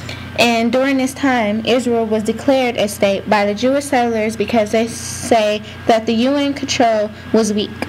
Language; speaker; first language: English; native; English